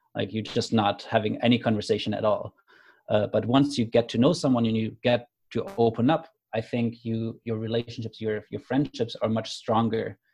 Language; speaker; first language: English; non-native, fluent; German